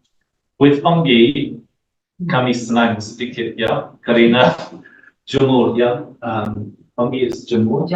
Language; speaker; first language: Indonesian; non-native, learner; English